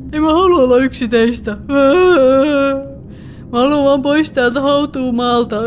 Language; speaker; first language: Finnish; native; Finnish